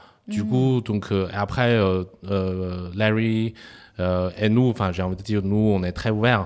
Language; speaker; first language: French; non-native, fluent; Chinese